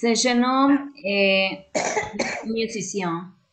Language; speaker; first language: French; non-native, learner; Spanish